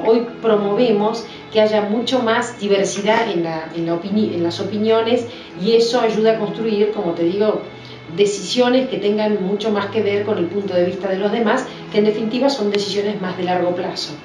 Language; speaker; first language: Spanish; native; Spanish